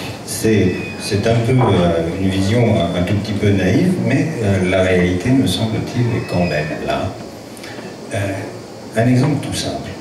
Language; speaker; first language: French; native; French